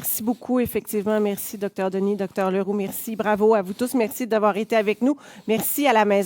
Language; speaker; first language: French; native; French